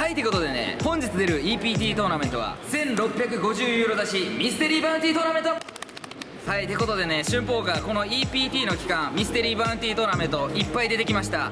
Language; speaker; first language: Japanese; native; Japanese